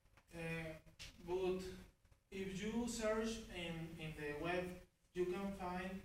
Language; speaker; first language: English; non-native, learner; Spanish